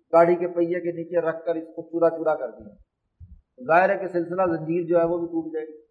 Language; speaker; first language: Urdu; non-native, local second language; Punjabi